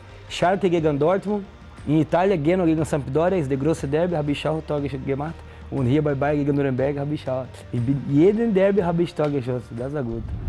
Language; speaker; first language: German; non-native, learner; Portuguese